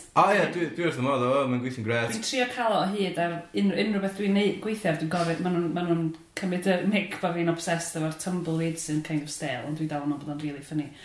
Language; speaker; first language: Welsh; native; Welsh